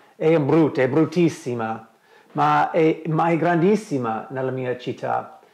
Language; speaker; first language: Italian; non-native, learner; English